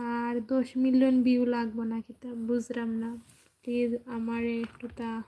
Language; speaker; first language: Bangla; native; Bangla